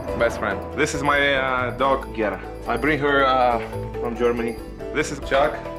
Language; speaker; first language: English; non-native, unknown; Russian